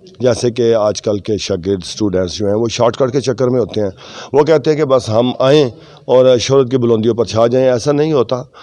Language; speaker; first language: Urdu; non-native, local second language; Punjabi